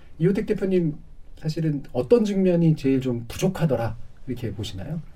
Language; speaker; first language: Korean; native; Korean